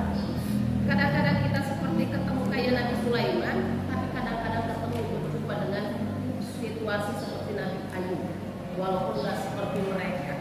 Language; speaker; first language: Indonesian; native; Indonesian